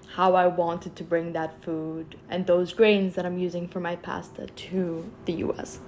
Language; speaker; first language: English; non-native, fluent; Arabic